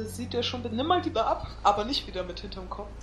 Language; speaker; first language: German; native; German